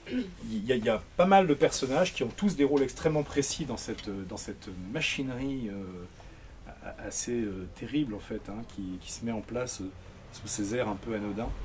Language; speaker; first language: French; native; French